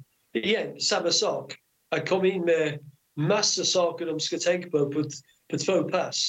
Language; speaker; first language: Swedish; non-native, fluent; English